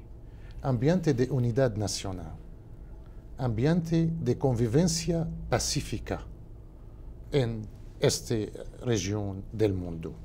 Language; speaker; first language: Portuguese; non-native, learner; Spanish